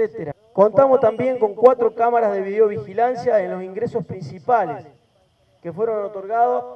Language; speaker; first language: Spanish; native; Spanish